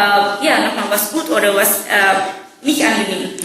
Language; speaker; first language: German; non-native, learner; Indonesian